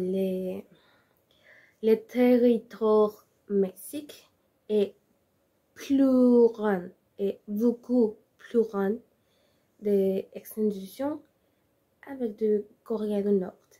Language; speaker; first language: French; non-native, learner; Spanish